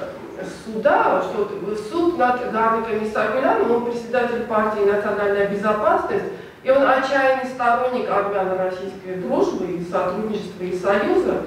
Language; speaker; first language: Russian; non-native, local second language; Armenian